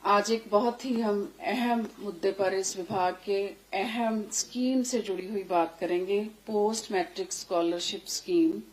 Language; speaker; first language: Hindi; non-native, local second language; Punjabi